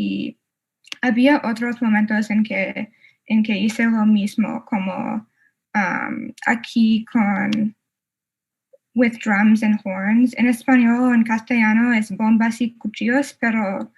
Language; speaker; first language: Spanish; non-native, fluent; English